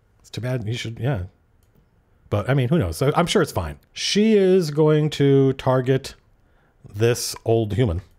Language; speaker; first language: English; native; English